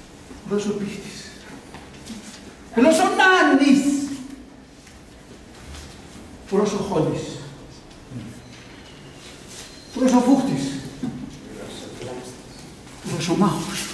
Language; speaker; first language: Greek; native; Greek